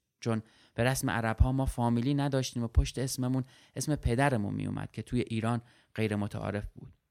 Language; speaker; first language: Persian; early bilingual, other home language; Arabic